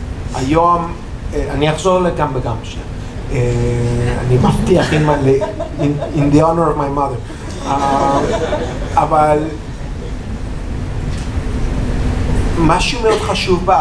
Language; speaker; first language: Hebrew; non-native, learner; English